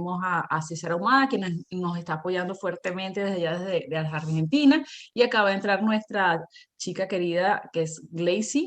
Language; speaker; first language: Spanish; native; Spanish